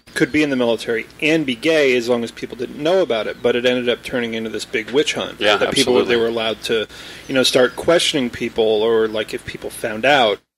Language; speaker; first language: English; native; English